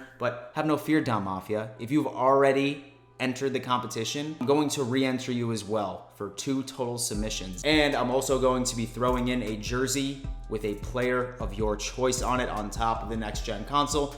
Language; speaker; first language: English; native; English